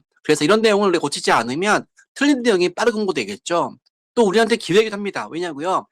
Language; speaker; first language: Korean; native; Korean